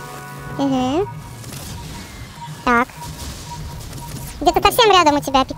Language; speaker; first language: Russian; native; Russian